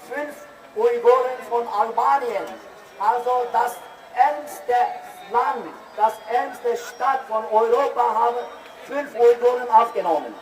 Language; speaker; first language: German; non-native, fluent; Uyghur